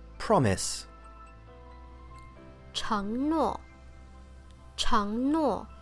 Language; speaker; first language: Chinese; non-native, learner; English